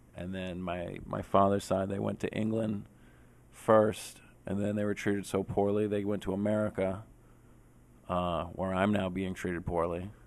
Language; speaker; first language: English; native; English